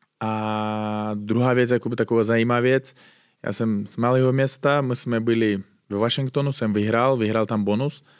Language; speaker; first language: Czech; non-native, fluent; Uzbek